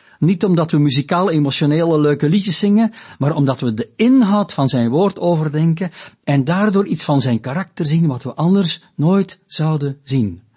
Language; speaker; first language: Dutch; native; Dutch